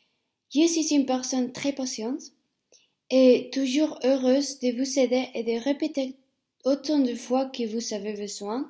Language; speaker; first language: French; non-native, fluent; Spanish